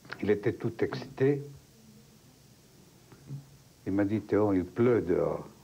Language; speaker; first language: French; non-native, fluent; Greek